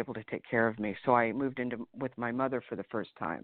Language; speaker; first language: English; native; English